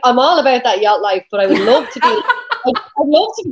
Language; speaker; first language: English; native; English